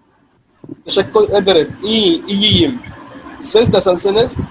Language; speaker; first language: Turkish; non-native, learner; Urdu